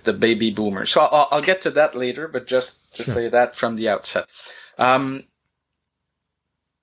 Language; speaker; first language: English; non-native, fluent; French